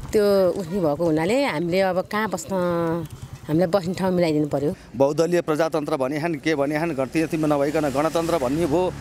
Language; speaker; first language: Nepali; native; Nepali